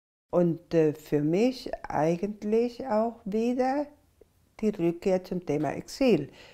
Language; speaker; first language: German; non-native, fluent; Spanish